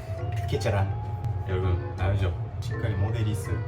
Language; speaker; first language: Korean; non-native, learner; Japanese